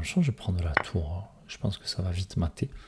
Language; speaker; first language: French; native; French